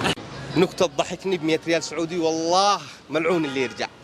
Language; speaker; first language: Arabic; native; Arabic